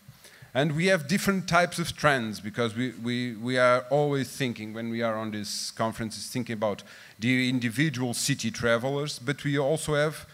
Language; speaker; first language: English; non-native, fluent; Portuguese